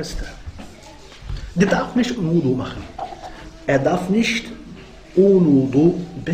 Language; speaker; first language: German; non-native, fluent; Arabic